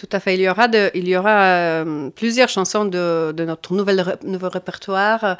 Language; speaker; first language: French; non-native, fluent; Polish